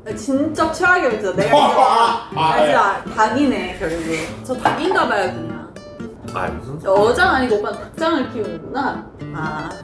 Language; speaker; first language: Korean; native; Korean